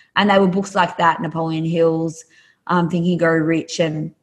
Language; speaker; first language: English; native; English